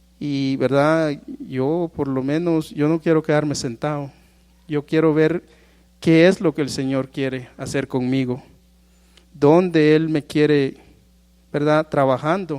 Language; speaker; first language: Spanish; native; Spanish